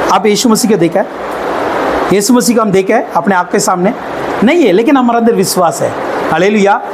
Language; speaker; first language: Hindi; non-native, local second language; Tamil